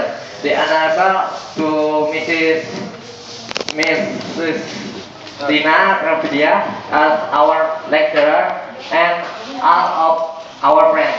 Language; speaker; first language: English; non-native, learner; Indonesian